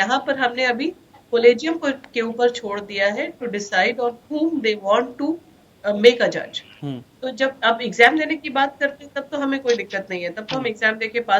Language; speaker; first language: Hindi; native; Hindi